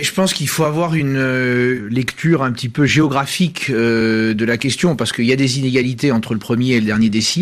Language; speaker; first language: French; native; French